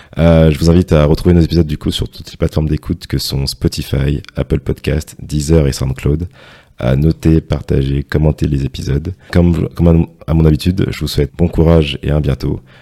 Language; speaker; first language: French; native; French